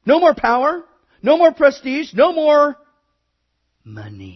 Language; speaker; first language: English; native; English